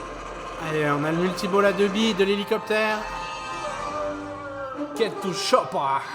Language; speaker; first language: French; native; French